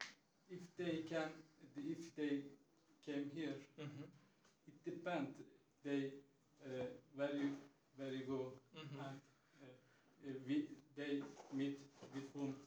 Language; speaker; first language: English; non-native, learner; Turkish